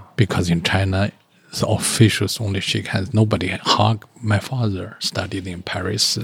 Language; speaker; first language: English; non-native, learner; Chinese